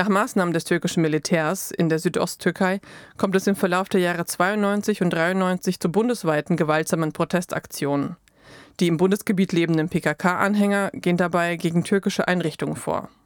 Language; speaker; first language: German; native; German